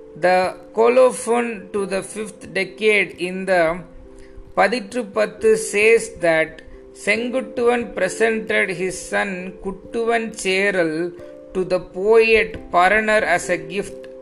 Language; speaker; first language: English; non-native, local second language; Tamil